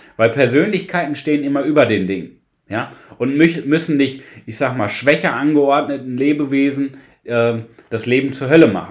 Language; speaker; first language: German; native; German